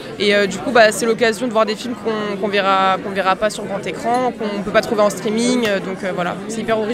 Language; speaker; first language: French; native; French